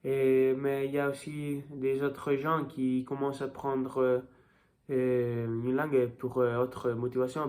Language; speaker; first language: French; non-native, learner; Italian